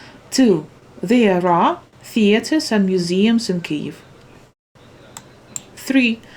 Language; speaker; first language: English; non-native, fluent; Ukrainian